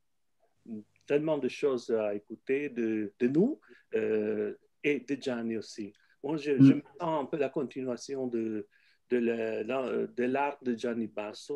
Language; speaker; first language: French; non-native, fluent; Italian